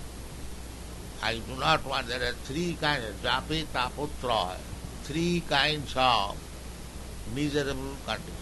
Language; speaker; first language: English; non-native, local second language; Bangla